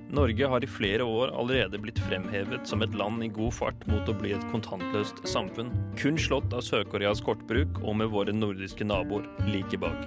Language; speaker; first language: Norwegian; native; Norwegian